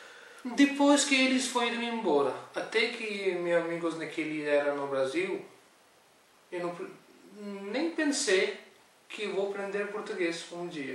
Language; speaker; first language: Portuguese; non-native, learner; Urdu